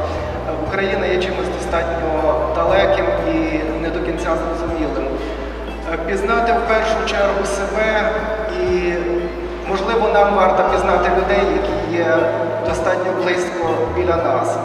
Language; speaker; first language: Ukrainian; native; Ukrainian